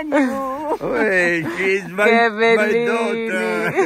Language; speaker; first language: English; non-native, learner; Italian